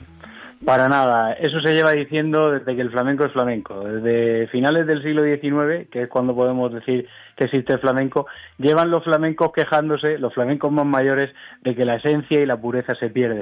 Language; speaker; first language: Spanish; native; Spanish